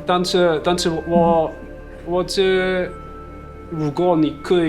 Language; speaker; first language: Chinese; non-native, fluent; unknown